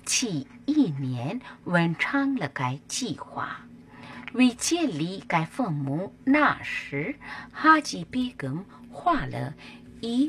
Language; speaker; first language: Chinese; non-native, fluent; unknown